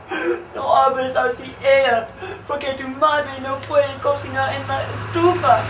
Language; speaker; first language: Spanish; non-native, learner; English